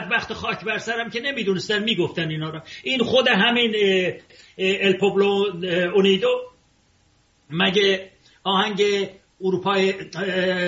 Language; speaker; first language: Persian; native; Persian